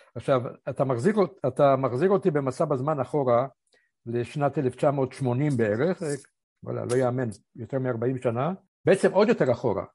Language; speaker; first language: Hebrew; early bilingual, other home language; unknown